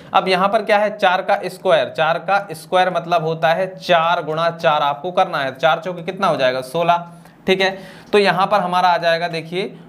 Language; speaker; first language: Hindi; native; Hindi